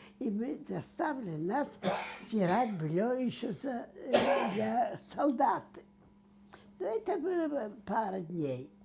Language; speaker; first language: Russian; non-native, local second language; Yiddish